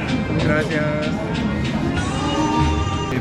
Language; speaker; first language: Spanish; non-native, learner; Korean